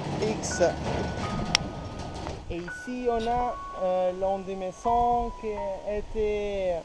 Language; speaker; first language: French; non-native, learner; Spanish